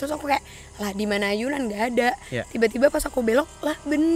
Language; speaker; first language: Indonesian; native; Indonesian